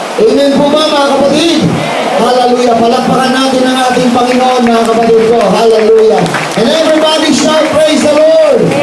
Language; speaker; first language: Filipino; non-native, local second language; Cebuano